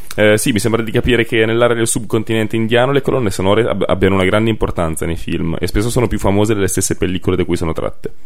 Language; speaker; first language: Italian; native; Italian